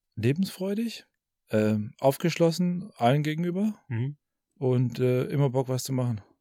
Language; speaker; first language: German; early bilingual, other home language; Albanian